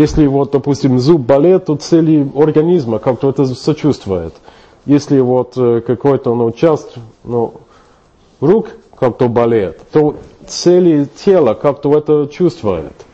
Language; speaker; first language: Russian; non-native, fluent; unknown